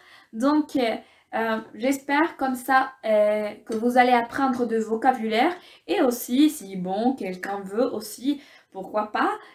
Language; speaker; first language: French; non-native, fluent; Spanish